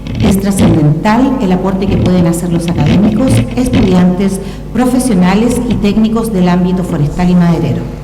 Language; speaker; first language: Spanish; native; Spanish